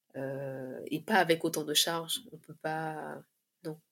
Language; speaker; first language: French; native; French